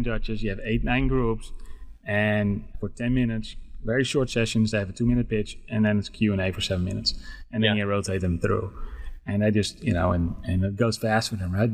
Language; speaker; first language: English; non-native, fluent; Dutch